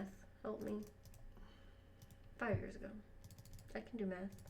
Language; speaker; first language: English; native; English